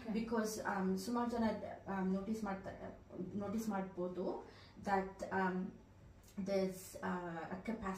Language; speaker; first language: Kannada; early bilingual, heritage; Kannada